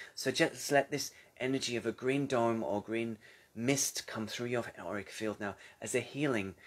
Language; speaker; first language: English; native; English